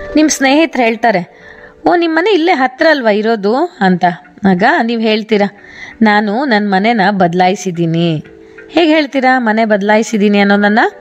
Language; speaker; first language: Kannada; native; Kannada